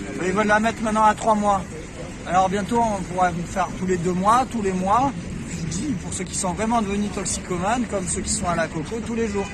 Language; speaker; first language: French; native; French